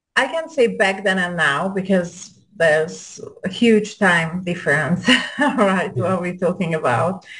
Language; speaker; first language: English; non-native, fluent; Hungarian